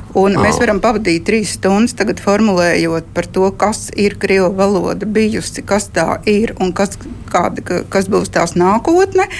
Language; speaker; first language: Latvian; native; Latvian